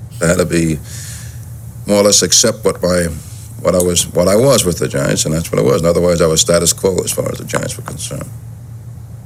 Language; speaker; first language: English; native; English